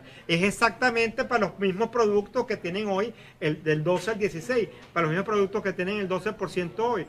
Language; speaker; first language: Spanish; native; Spanish